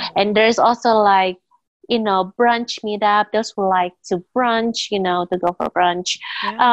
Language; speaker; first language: English; non-native, fluent; Indonesian